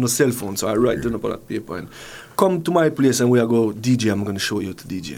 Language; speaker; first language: English; non-native, fluent; French